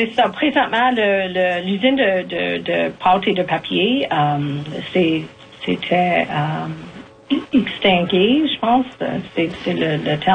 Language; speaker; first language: French; native; French